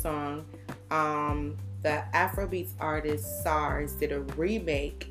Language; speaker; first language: English; native; English